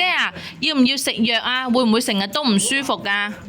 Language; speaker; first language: Chinese; native; Chinese